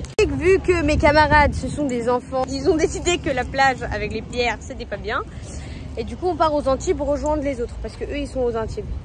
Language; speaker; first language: French; native; French